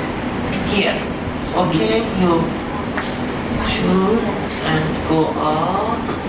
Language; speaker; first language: English; non-native, learner; Persian